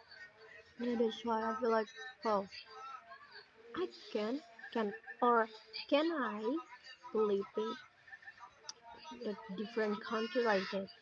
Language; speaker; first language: English; non-native, learner; Indonesian